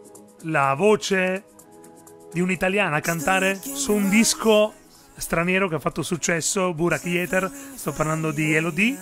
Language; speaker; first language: Italian; native; Italian